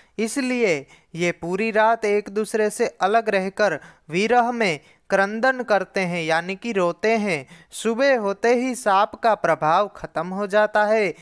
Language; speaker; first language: Hindi; non-native, local second language; Gujarati